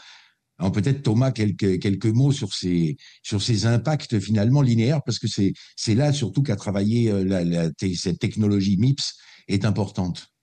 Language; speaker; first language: French; native; French